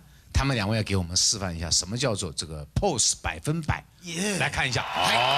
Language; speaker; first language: Chinese; native; Chinese